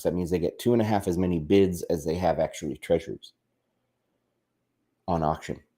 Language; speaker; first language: English; native; English